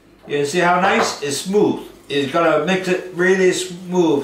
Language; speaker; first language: English; non-native, local second language; Cantonese